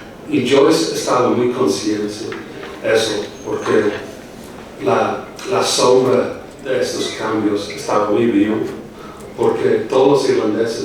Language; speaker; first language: Spanish; non-native, fluent; English